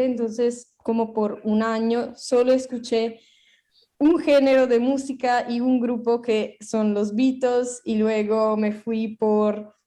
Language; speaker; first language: Spanish; non-native, fluent; Italian